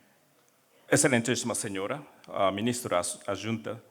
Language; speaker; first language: Portuguese; non-native, learner; Japanese